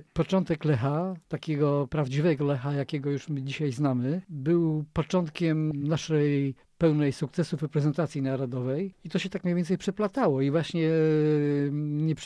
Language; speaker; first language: Polish; native; Polish